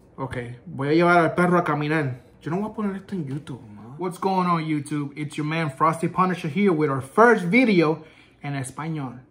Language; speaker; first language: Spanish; native; Spanish